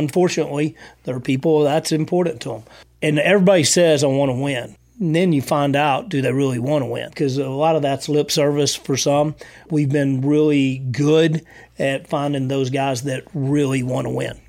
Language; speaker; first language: English; native; English